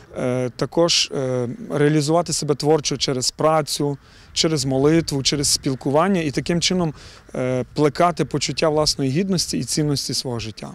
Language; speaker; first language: Ukrainian; native; Ukrainian